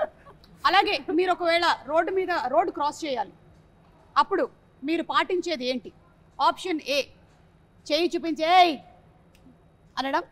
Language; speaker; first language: Telugu; native; Telugu